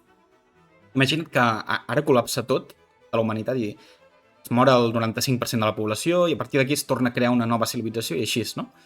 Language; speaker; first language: Catalan; native; Catalan